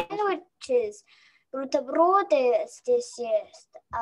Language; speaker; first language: Russian; early bilingual, heritage; Russian